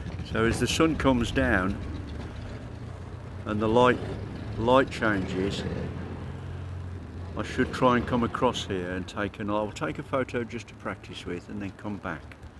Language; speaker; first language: English; native; English